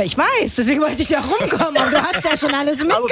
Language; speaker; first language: German; native; German